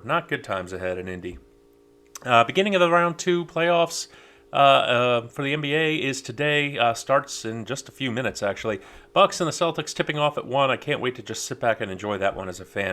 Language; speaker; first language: English; native; English